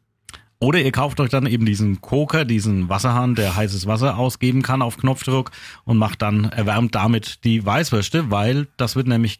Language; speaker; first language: German; native; German